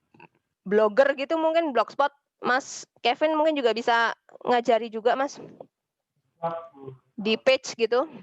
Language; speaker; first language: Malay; non-native, local second language; Javanese